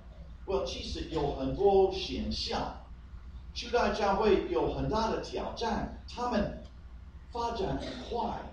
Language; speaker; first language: Chinese; non-native, fluent; English